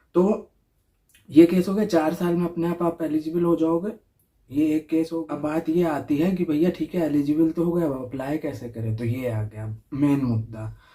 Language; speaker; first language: Hindi; native; Hindi